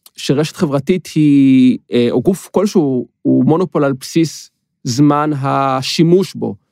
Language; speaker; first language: Hebrew; native; Hebrew